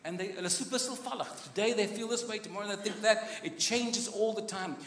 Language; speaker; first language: English; non-native, local second language; Afrikaans